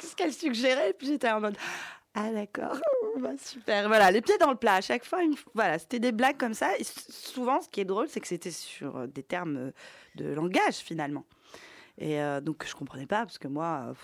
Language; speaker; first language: French; early bilingual, other home language; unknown